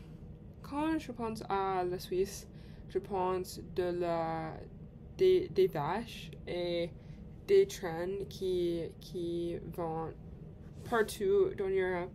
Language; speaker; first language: French; non-native, learner; English